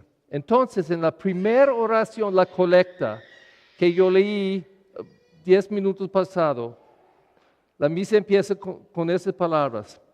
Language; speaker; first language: Spanish; non-native, fluent; English